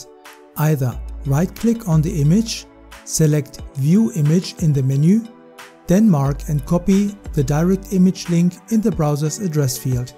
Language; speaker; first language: English; non-native, fluent; German